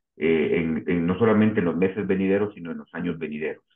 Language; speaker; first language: Spanish; native; Spanish